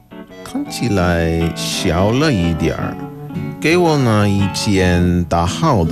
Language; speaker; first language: Chinese; non-native, learner; English